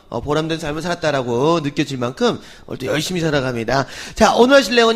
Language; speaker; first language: Korean; native; Korean